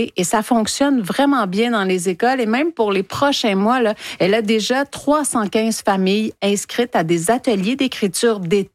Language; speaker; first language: French; native; French